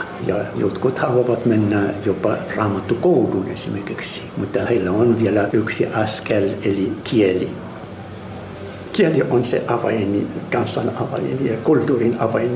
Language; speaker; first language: Finnish; non-native, learner; Arabic